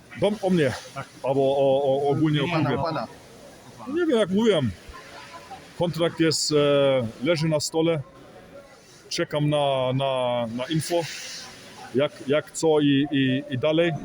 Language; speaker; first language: Polish; early bilingual, heritage; Polish